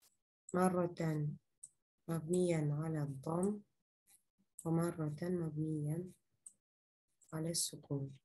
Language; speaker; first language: Arabic; non-native, fluent; Uzbek